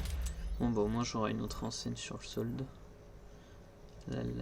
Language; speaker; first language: French; native; French